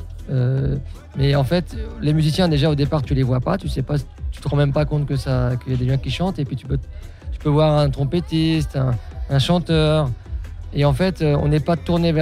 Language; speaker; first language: French; native; French